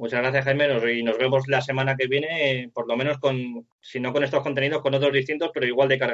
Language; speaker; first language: Spanish; native; Spanish